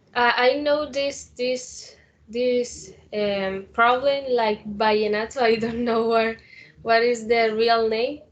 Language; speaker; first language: English; non-native, learner; Spanish